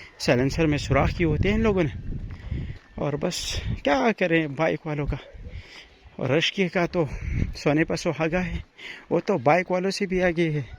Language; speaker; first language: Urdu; non-native, local second language; Pashto